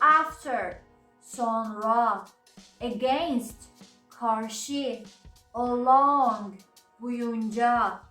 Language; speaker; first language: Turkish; non-native, learner; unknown